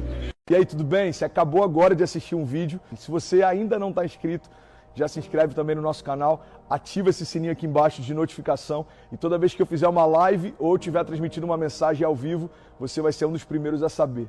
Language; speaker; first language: Portuguese; native; Portuguese